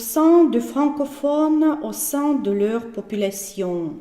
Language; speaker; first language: French; non-native, fluent; Russian